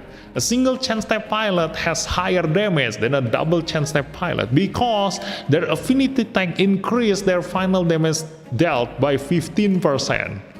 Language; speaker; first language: English; non-native, fluent; Indonesian